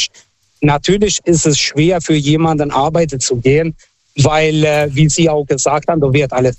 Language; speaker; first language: German; non-native, fluent; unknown